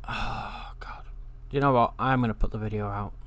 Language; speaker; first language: English; native; English